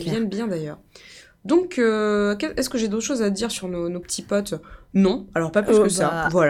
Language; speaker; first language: French; native; French